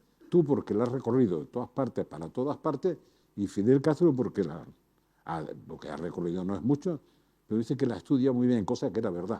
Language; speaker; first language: Spanish; native; Spanish